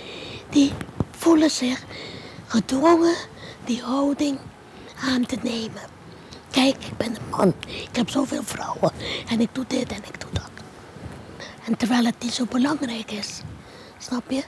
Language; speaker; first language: Dutch; non-native, local second language; Papiamento